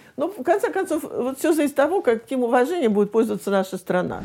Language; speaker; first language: Russian; native; Russian